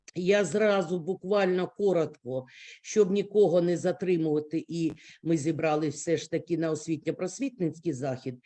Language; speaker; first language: Ukrainian; native; Ukrainian